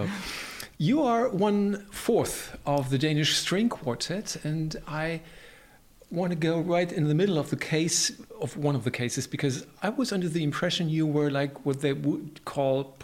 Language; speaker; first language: English; non-native, fluent; German